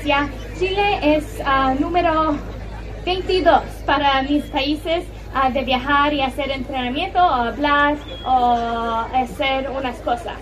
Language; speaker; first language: Spanish; non-native, learner; English